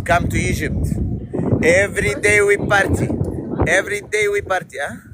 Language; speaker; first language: English; non-native, learner; Arabic